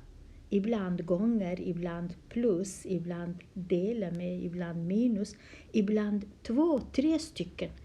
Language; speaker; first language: Swedish; non-native, fluent; Central Kurdish